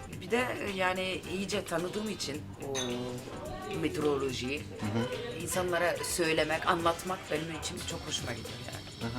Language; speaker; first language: Turkish; early bilingual, heritage; Turkish